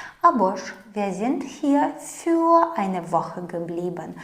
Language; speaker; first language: German; non-native, fluent; Ukrainian